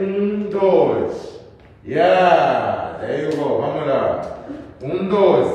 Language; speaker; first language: Portuguese; native; Portuguese